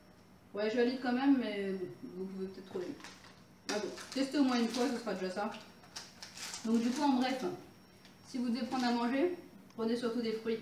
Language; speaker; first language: French; native; French